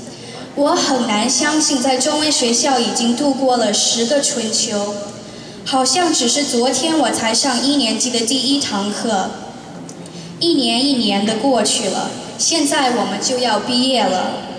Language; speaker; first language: Chinese; early bilingual, heritage; Chinese